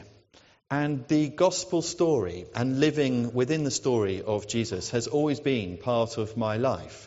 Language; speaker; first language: English; native; English